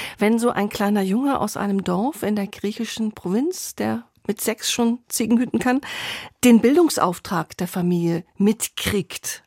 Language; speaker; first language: German; native; German